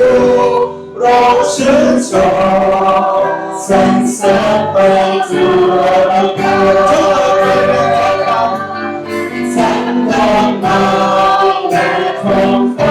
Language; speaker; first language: Thai; native; Thai